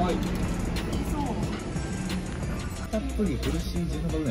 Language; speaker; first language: Japanese; native; Japanese